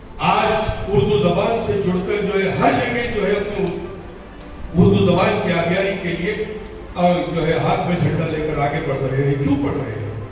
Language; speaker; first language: Urdu; native; Urdu